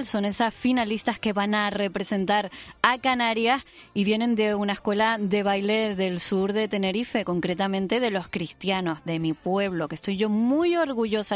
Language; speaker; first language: Spanish; native; Spanish